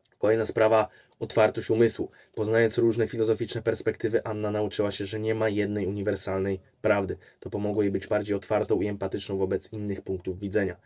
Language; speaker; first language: Polish; native; Polish